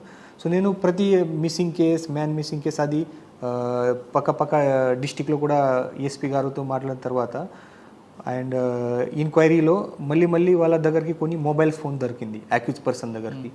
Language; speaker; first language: Telugu; non-native, learner; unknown